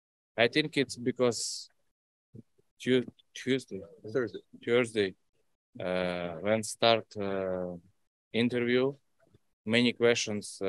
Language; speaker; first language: English; non-native, learner; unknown